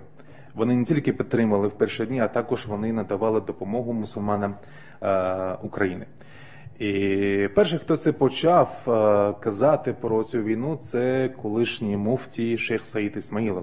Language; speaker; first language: Ukrainian; non-native, fluent; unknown